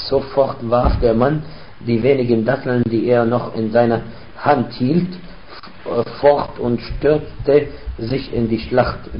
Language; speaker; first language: German; non-native, fluent; Arabic